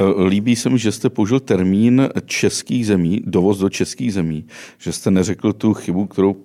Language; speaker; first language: Czech; native; Czech